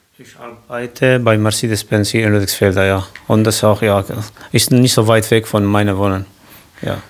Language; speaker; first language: German; non-native, learner; Kurdish